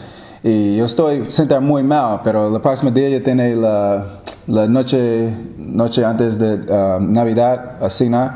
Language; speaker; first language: Spanish; non-native, learner; English